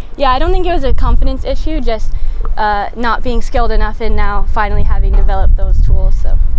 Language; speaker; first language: English; native; English